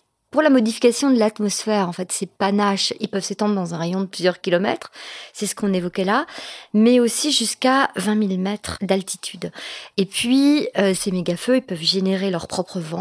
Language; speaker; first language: French; native; French